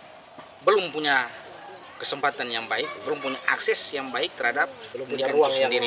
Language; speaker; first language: Indonesian; native; Indonesian